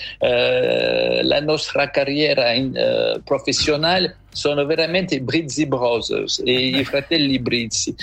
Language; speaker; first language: Italian; early bilingual, heritage; Italian